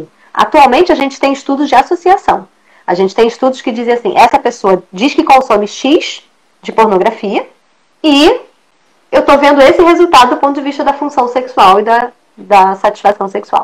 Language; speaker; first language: Portuguese; native; Portuguese